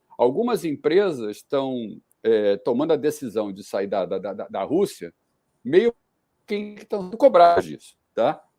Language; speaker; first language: Portuguese; native; Portuguese